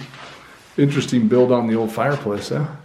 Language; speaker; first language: English; native; English